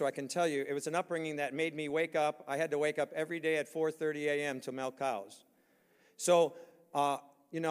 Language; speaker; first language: English; native; English